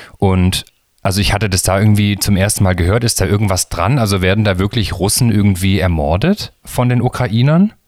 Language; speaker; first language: German; native; German